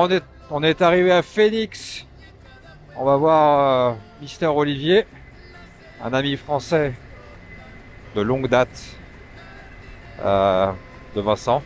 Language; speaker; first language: French; native; French